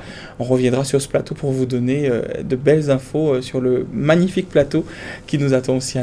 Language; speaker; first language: French; native; French